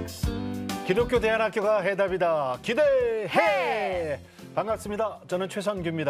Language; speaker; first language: Korean; native; Korean